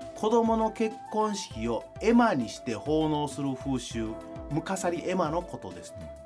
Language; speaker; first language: Japanese; native; Japanese